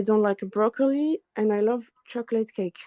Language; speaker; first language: English; non-native, fluent; French